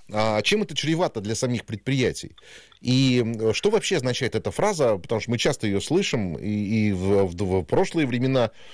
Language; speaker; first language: Russian; native; Russian